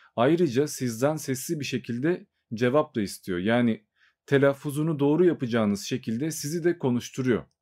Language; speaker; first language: Turkish; native; Turkish